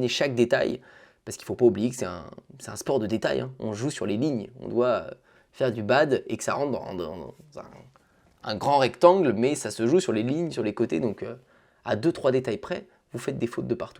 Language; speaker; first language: French; native; French